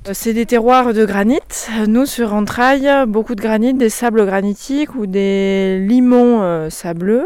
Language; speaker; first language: French; native; French